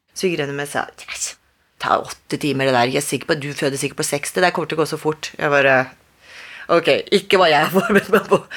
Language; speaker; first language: Norwegian; native; Norwegian